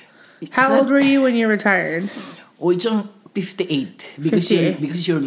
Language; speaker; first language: English; non-native, local second language; Cebuano